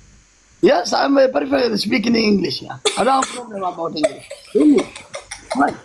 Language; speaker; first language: English; non-native, learner; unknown